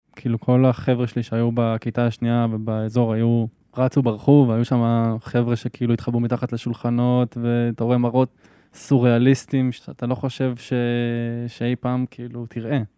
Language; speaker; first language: Hebrew; native; Hebrew